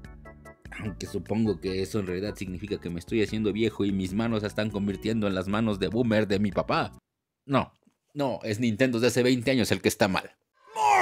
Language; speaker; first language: Spanish; native; Spanish